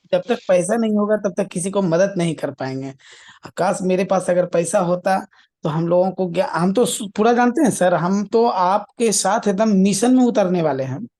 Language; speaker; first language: Hindi; native; Hindi